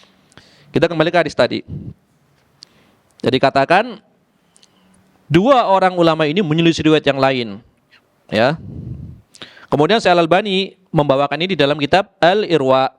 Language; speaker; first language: Indonesian; native; Indonesian